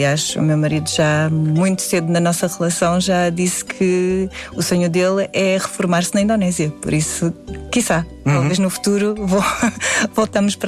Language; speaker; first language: Portuguese; early bilingual, other home language; Indonesian